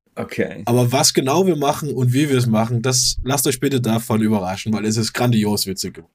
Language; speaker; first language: German; non-native, fluent; Danish